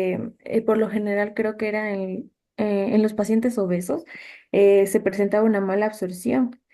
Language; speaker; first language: Spanish; native; Spanish